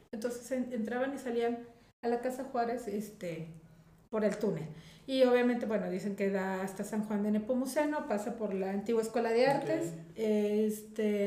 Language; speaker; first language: Spanish; native; Spanish